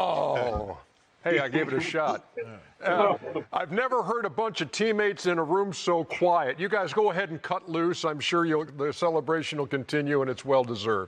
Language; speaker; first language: English; native; English